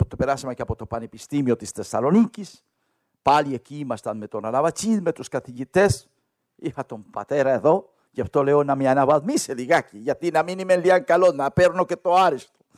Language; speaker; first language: Greek; non-native, learner; Spanish